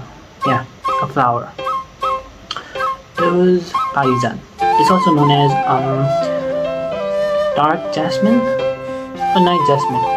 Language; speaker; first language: English; non-native, local second language; Nepali